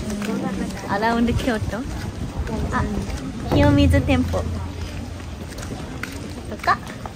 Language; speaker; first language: English; non-native, learner; Japanese